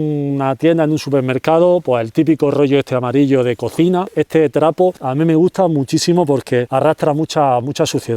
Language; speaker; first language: Spanish; native; Spanish